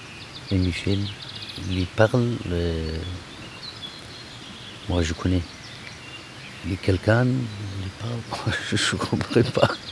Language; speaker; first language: French; non-native, learner; Kurdish